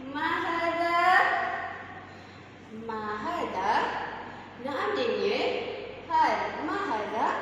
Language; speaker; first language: Arabic; non-native, learner; Malay